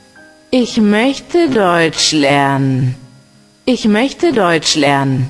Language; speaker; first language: German; non-native, learner; Vietnamese